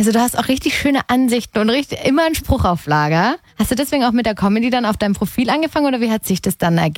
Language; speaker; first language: German; native; German